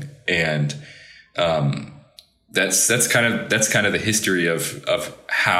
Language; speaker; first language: English; native; English